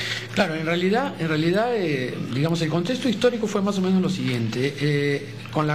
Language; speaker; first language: Spanish; native; Spanish